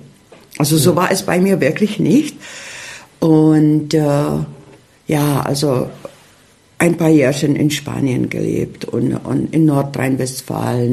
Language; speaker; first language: German; early bilingual, heritage; Czech